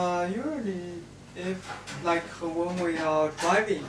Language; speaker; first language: English; non-native, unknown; Chinese